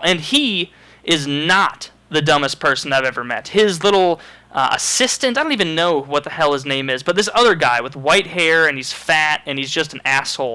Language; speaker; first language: English; native; English